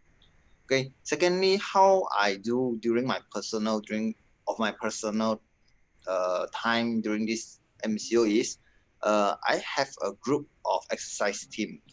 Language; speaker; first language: English; non-native, fluent; Malay